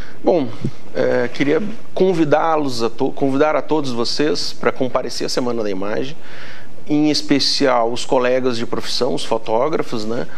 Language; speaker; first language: Portuguese; native; Portuguese